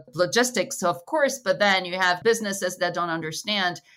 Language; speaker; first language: English; non-native, fluent; Portuguese